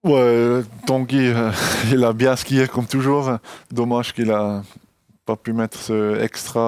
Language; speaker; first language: French; non-native, local second language; German